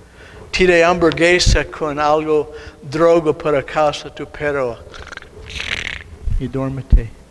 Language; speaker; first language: Spanish; non-native, learner; English